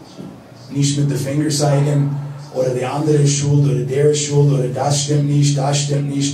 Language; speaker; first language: German; non-native, fluent; English